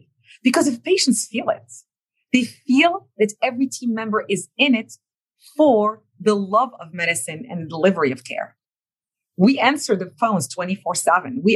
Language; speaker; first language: English; non-native, fluent; Arabic